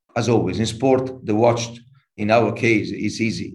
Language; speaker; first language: English; non-native, fluent; Italian